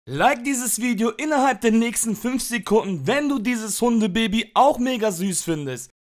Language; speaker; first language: German; early bilingual, other home language; Turkish